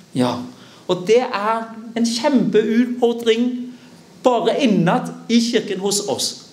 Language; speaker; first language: Norwegian; early bilingual, other home language; Vietnamese